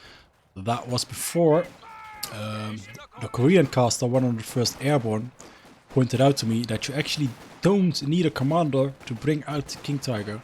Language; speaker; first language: English; non-native, fluent; Dutch